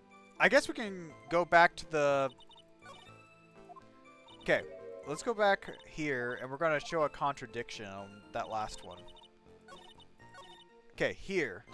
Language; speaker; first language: English; native; English